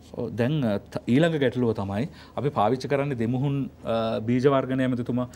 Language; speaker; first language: Sinhala; native; Sinhala